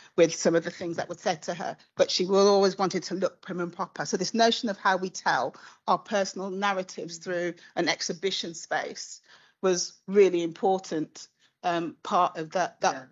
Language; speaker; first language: English; native; English